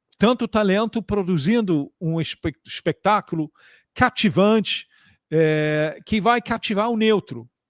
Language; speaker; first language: Portuguese; non-native, fluent; English